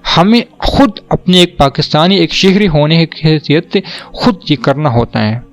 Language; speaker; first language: Urdu; non-native, local second language; Pashto